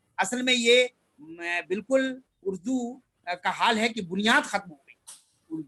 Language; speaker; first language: Urdu; native; Urdu